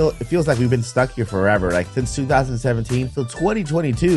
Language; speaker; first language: English; native; English